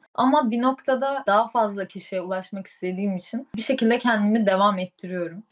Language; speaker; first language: Turkish; native; Turkish